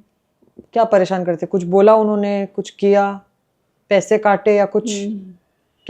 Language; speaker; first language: Hindi; native; Hindi